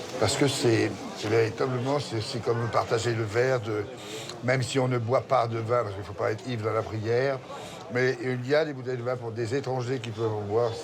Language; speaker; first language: French; native; French